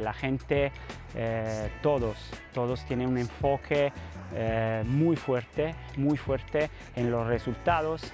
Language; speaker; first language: Spanish; non-native, fluent; Italian